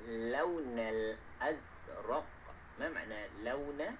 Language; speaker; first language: Arabic; non-native, fluent; Malay